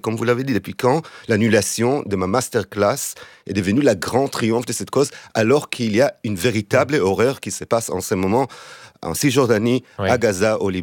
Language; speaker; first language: French; non-native, fluent; Hebrew